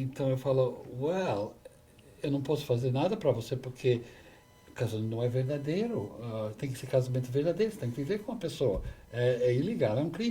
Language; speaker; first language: Portuguese; non-native, fluent; English